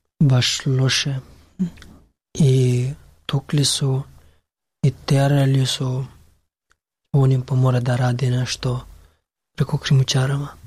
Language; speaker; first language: Serbian; non-native, learner; Pashto